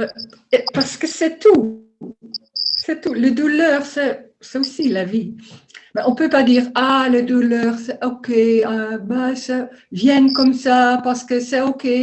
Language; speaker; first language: French; non-native, learner; Dutch